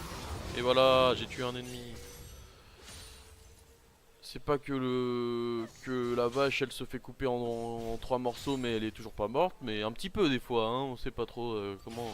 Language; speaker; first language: French; native; French